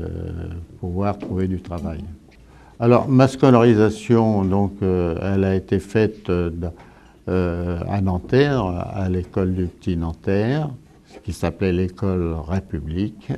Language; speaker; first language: French; early bilingual, other home language; Italian